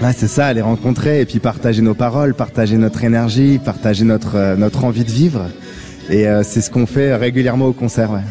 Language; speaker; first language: French; native; French